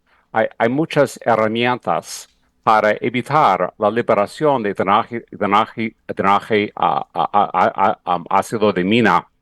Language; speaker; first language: Spanish; non-native, fluent; English